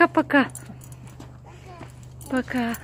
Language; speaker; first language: Russian; non-native, learner; Tajik